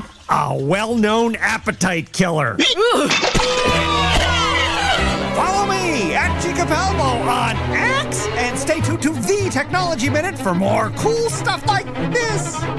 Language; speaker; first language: English; native; English